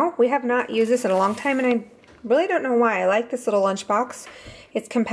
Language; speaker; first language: English; native; English